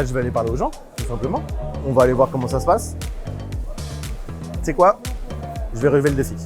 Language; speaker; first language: French; native; French